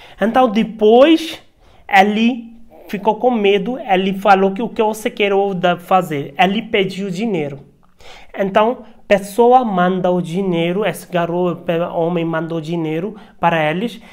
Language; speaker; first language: Portuguese; non-native, learner; Hindi